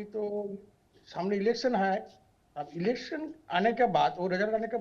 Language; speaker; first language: Hindi; non-native, local second language; Bangla